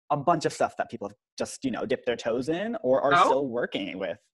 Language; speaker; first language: English; native; English